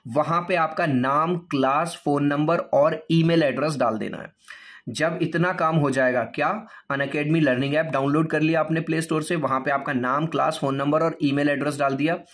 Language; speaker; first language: Hindi; native; Hindi